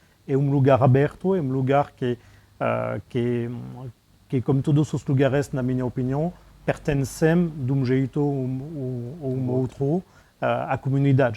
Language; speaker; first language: Portuguese; non-native, fluent; French